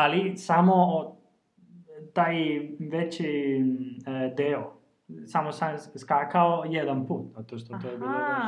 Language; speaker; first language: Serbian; non-native, learner; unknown